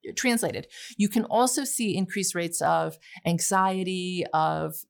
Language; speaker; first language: English; early bilingual, other home language; Polish